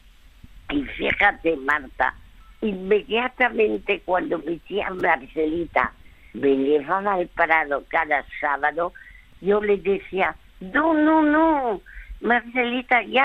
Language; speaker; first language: Spanish; early bilingual, other home language; French